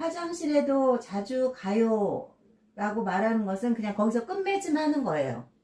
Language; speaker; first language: Korean; native; Korean